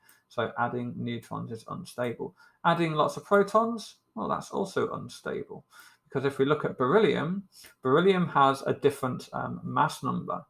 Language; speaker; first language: English; native; English